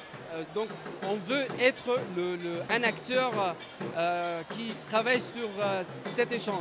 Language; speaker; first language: French; non-native, local second language; Arabic